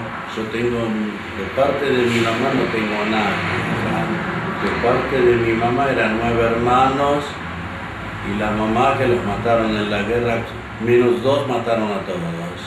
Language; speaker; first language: Spanish; native; Spanish